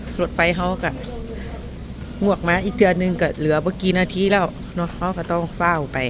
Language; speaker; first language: Thai; non-native, local second language; Northeastern Thai